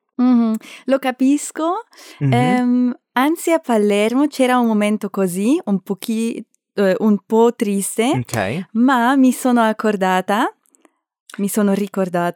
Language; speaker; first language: Italian; non-native, learner; German